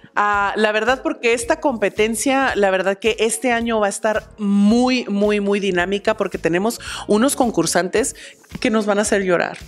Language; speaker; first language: Spanish; early bilingual, heritage; Spanish